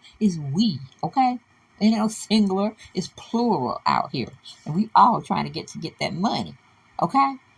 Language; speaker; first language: English; native; English